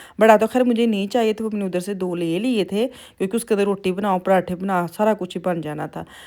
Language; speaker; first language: Urdu; non-native, local second language; Punjabi